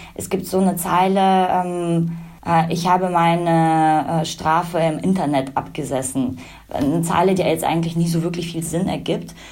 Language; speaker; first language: German; early bilingual, other home language; Russian